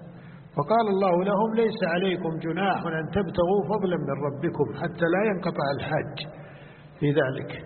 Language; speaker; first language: Arabic; native; Arabic